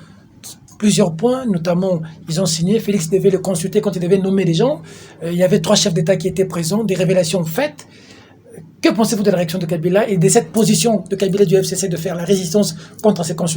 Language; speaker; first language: French; non-native, local second language; Lingala